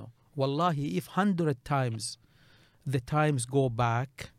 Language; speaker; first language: English; non-native, learner; Arabic